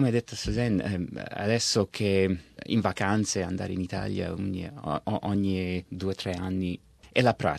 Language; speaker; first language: Italian; early bilingual, heritage; Italian